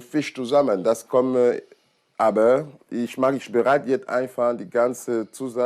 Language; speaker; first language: German; non-native, learner; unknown